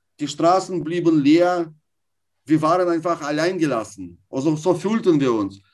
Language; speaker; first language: German; non-native, fluent; Russian